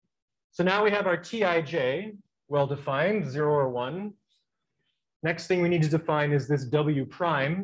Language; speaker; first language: English; native; English